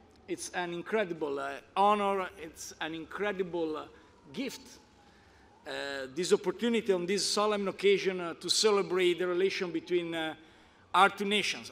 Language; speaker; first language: English; non-native, fluent; Italian